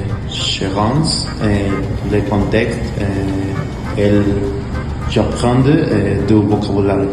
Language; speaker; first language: French; non-native, learner; Spanish